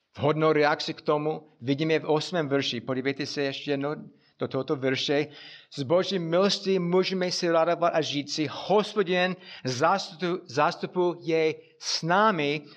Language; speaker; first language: Czech; non-native, fluent; English